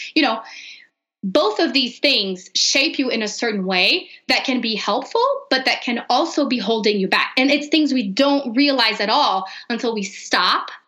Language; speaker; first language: English; non-native, fluent; Portuguese